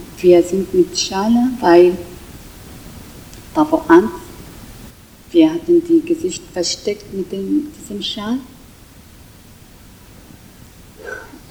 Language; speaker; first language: German; non-native, learner; Kurdish